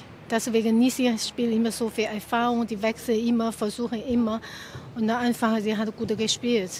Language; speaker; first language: German; non-native, fluent; Chinese